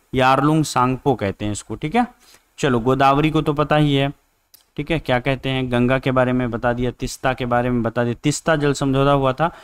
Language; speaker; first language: Hindi; native; Hindi